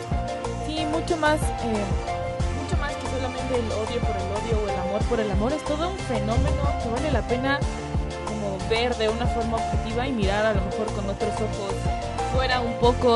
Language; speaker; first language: Spanish; native; Spanish